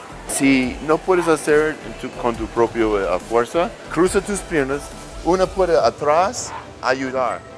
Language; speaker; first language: Spanish; non-native, learner; English